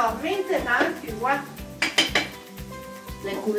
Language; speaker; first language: French; non-native, learner; Italian